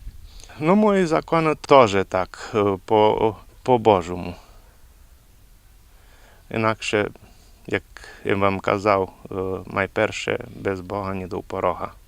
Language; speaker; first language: Ukrainian; early bilingual, heritage; Rusyn